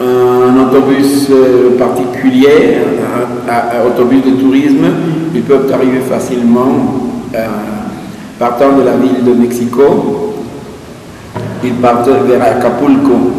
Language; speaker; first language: French; non-native, fluent; Spanish